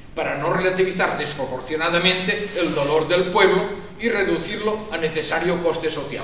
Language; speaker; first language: Spanish; non-native, local second language; Catalan